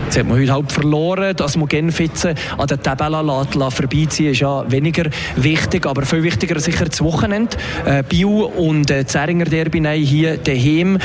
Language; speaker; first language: German; native; German